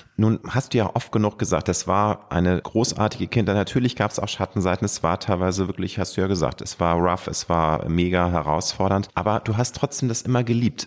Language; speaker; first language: German; native; German